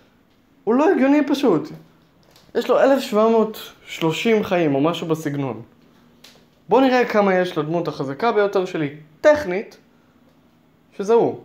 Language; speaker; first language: Hebrew; native; Hebrew